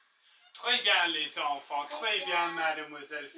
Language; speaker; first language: French; non-native, fluent; English